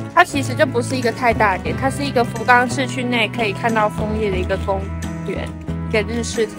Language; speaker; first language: Chinese; native; Chinese